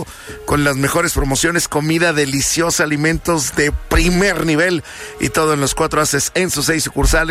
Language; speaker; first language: Spanish; native; Spanish